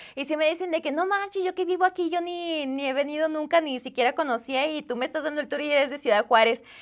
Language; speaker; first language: Spanish; native; Spanish